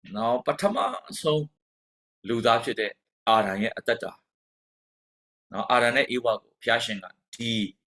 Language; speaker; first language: Burmese; non-native, local second language; Hakha Chin